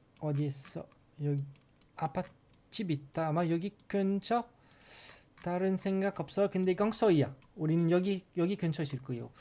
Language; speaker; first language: Korean; non-native, learner; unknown